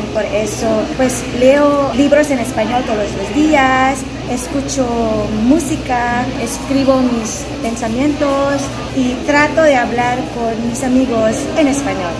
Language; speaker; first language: Spanish; non-native, fluent; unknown